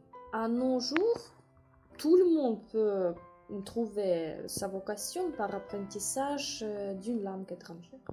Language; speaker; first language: French; non-native, fluent; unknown